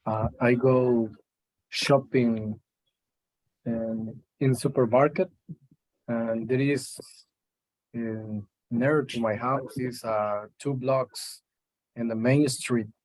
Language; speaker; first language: English; non-native, learner; Spanish